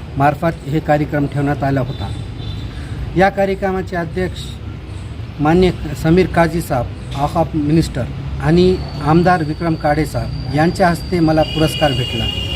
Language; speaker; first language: Marathi; non-native, local second language; Urdu